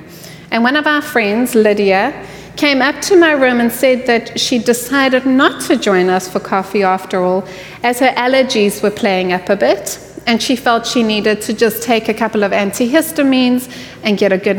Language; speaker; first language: English; native; English